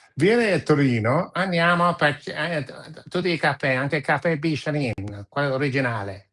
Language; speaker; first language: Italian; non-native, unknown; English